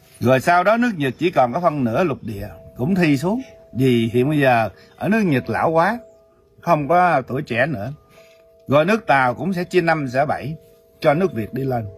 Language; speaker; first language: Vietnamese; early bilingual, heritage; Vietnamese